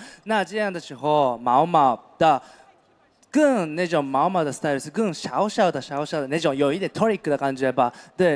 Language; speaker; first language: Chinese; non-native, learner; Japanese